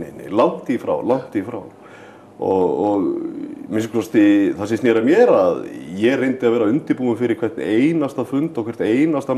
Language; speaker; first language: Icelandic; native; Icelandic